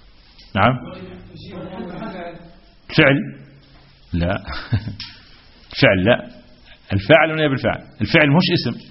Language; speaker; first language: Arabic; native; Arabic